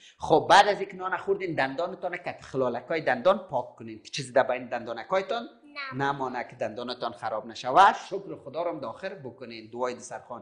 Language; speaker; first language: Persian; native; Persian